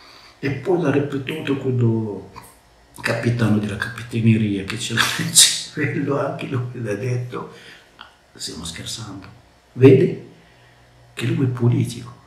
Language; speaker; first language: Italian; non-native, learner; Arabic